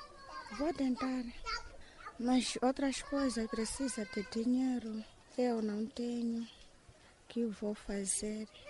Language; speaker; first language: Portuguese; non-native, local second language; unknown